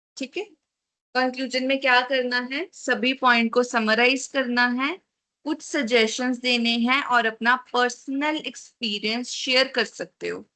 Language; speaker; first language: Hindi; non-native, local second language; Punjabi